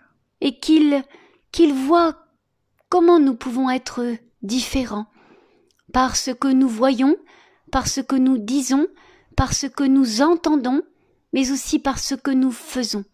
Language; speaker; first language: French; native; French